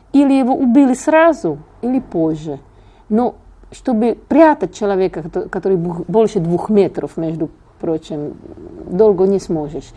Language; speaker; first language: Russian; non-native, fluent; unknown